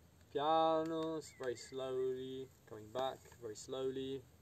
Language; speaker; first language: English; native; English